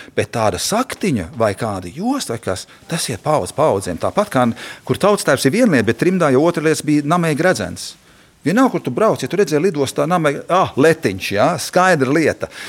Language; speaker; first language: Latvian; early bilingual, heritage; Latvian